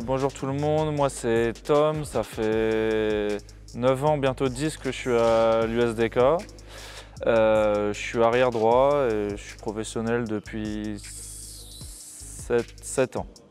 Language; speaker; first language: French; native; French